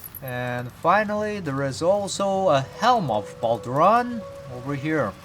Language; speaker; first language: English; native; English